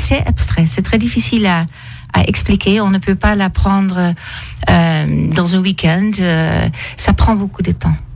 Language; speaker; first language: French; non-native, fluent; Dutch